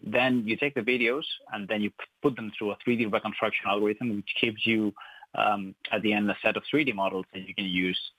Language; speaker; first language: English; non-native, fluent; Spanish